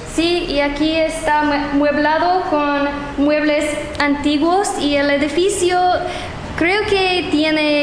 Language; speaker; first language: Spanish; non-native, learner; English